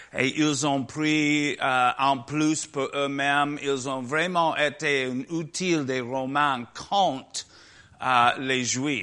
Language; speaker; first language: French; non-native, learner; English